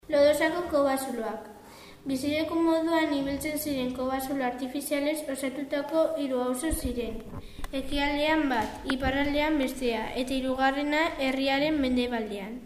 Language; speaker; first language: Basque; non-native, local second language; Spanish